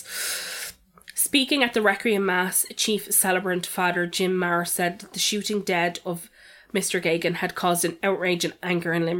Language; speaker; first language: English; native; English